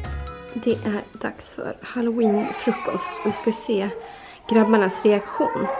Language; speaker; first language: Swedish; native; Swedish